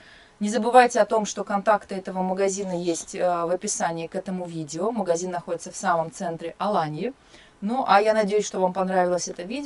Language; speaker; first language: Russian; native; Russian